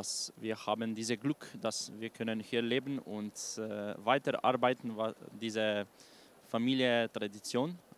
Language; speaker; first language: German; non-native, learner; Slovenian